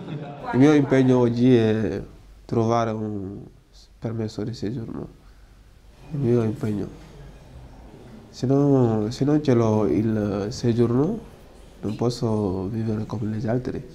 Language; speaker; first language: Italian; non-native, learner; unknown